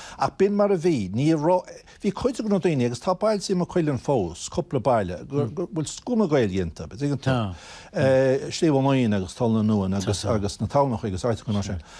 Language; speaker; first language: Irish; native; Irish